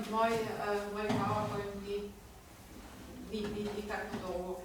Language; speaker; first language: Slovenian; non-native, learner; German